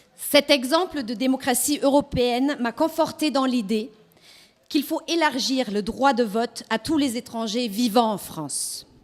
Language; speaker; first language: French; non-native, fluent; German